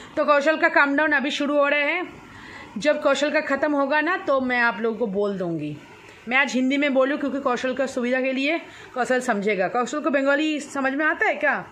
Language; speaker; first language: Hindi; non-native, local second language; Bangla